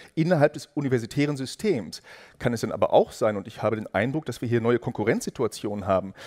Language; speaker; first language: German; native; German